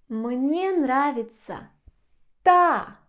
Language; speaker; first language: Russian; non-native, fluent; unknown